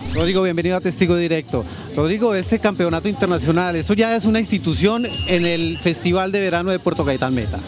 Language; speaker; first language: Spanish; native; Spanish